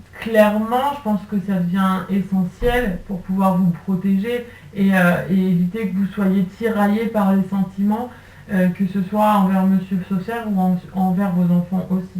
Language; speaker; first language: French; native; French